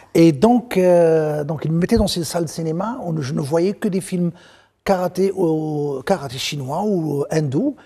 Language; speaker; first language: French; non-native, local second language; Arabic